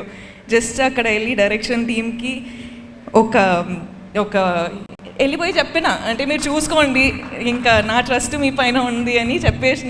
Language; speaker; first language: Telugu; non-native, local second language; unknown